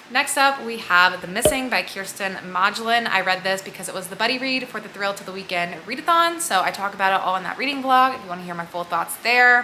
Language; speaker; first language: English; native; English